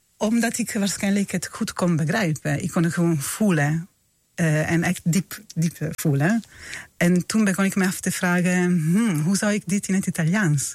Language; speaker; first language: Dutch; non-native, fluent; Italian